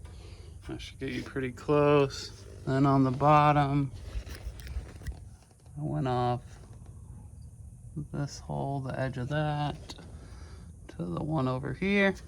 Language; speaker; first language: English; native; English